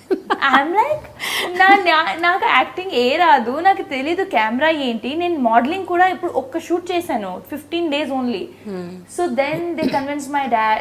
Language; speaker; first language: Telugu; non-native, fluent; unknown